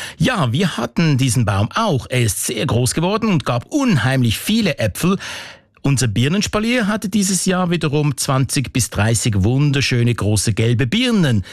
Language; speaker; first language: German; native; German